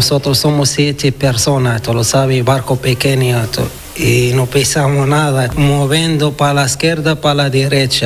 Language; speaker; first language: Spanish; non-native, learner; Arabic